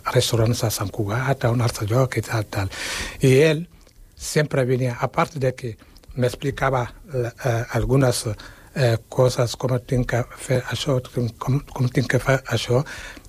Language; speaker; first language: Catalan; non-native, fluent; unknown